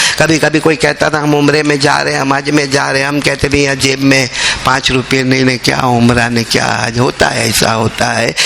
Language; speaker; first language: Urdu; native; Urdu